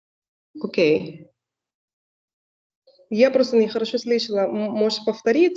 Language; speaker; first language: Russian; non-native, learner; Spanish